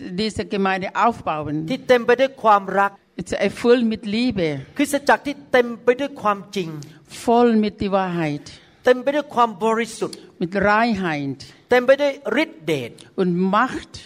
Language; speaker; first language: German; non-native, learner; Thai